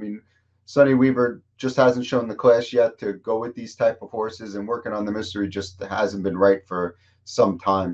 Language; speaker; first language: English; native; English